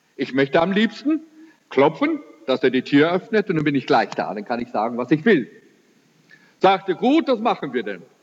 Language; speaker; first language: German; early bilingual, heritage; German